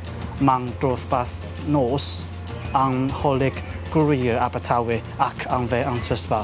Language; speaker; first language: Welsh; non-native, learner; Chinese